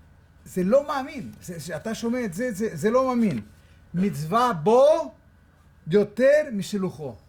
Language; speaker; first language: Hebrew; non-native, fluent; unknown